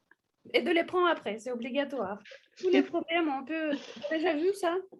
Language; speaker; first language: French; non-native, fluent; Russian